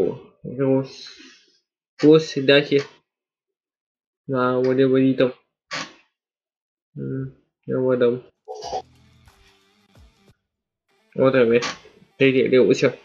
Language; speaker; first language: Spanish; non-native, learner; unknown